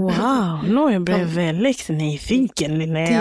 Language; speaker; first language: Swedish; non-native, learner; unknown